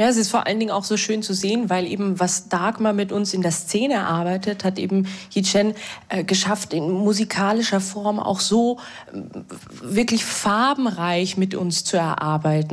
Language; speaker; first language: German; native; German